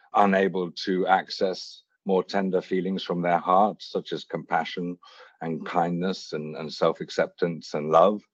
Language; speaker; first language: English; native; English